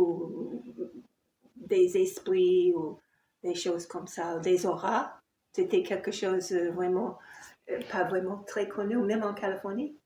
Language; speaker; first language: French; non-native, fluent; English